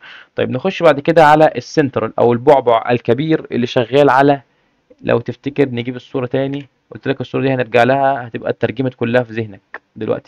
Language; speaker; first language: Arabic; native; Arabic